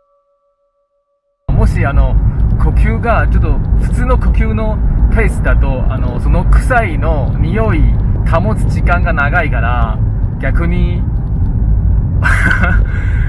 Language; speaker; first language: Japanese; non-native, fluent; Chinese